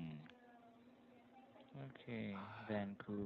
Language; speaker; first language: English; non-native, fluent; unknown